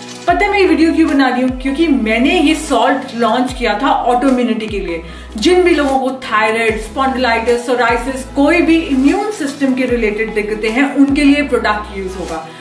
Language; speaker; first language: Hindi; native; Hindi